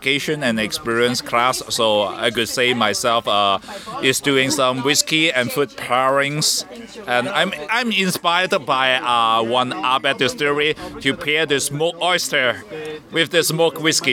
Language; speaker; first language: English; non-native, local second language; Cantonese